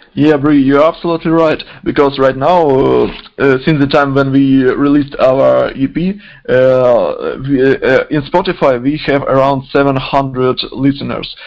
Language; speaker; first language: English; non-native, fluent; Ukrainian